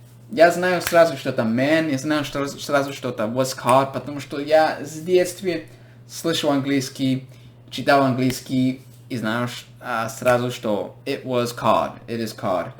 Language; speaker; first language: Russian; non-native, fluent; English